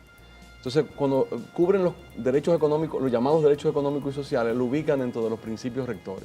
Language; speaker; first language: Spanish; native; Spanish